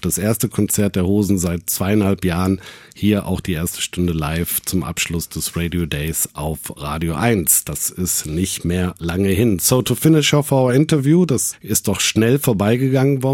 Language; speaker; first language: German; native; German